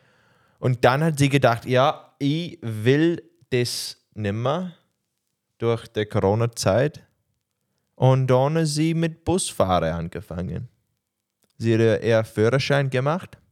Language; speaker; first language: German; non-native, learner; English